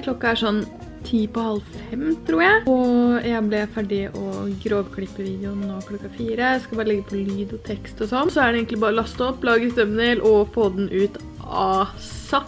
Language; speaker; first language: Norwegian; native; Norwegian